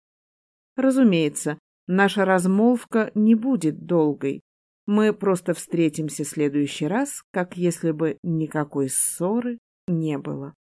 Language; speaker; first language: Russian; native; Russian